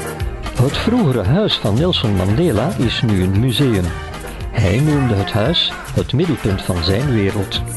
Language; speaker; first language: Dutch; native; Dutch